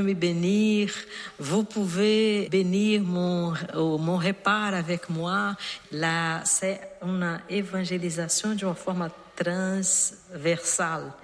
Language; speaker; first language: French; non-native, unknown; Portuguese